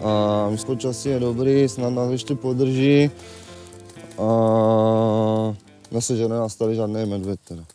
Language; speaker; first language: Czech; native; Czech